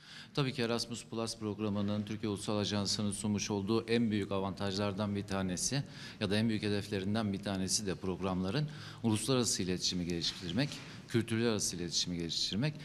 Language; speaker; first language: Turkish; native; Turkish